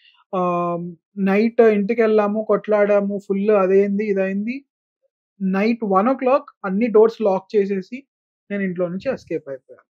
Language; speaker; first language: Telugu; native; Telugu